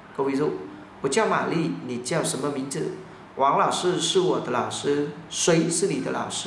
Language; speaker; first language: Chinese; non-native, fluent; Vietnamese